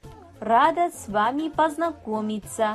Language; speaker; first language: Russian; non-native, fluent; Kazakh